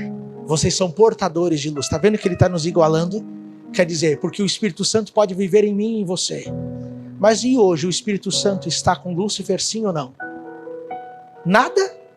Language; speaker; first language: Portuguese; native; Portuguese